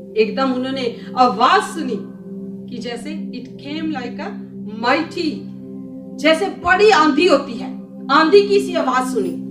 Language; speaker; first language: Hindi; native; Hindi